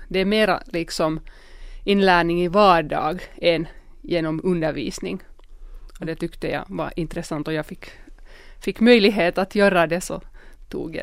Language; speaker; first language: Swedish; non-native, local second language; Finnish